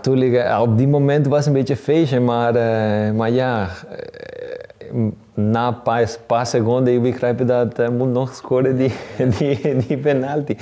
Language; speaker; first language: Dutch; non-native, learner; Spanish